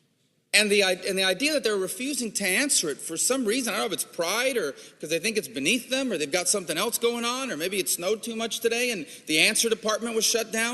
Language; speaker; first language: English; native; English